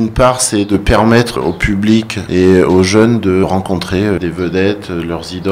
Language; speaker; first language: French; native; French